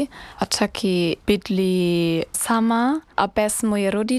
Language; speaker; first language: Czech; non-native, learner; German